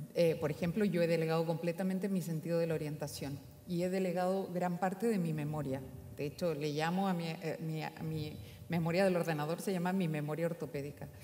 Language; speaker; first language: Spanish; native; Spanish